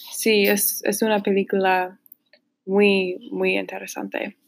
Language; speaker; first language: Spanish; non-native, learner; English